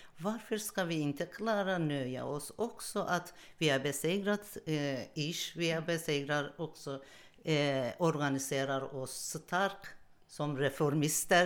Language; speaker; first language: Swedish; non-native, learner; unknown